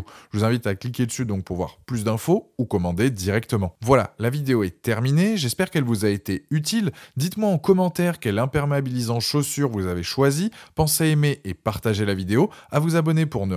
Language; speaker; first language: French; native; French